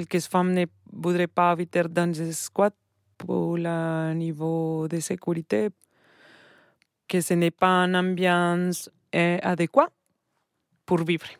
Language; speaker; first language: French; non-native, learner; Spanish